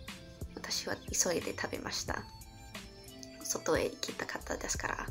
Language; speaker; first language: Japanese; non-native, learner; English